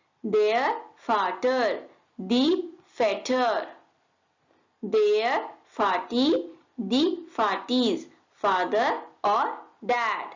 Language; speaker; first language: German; non-native, learner; Hindi